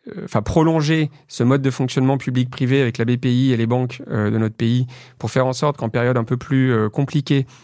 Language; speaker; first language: French; native; French